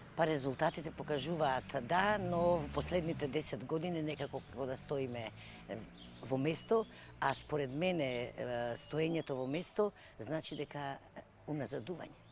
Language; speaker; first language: Macedonian; native; Macedonian